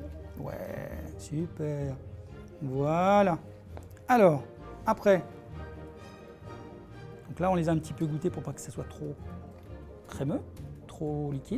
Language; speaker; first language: French; native; French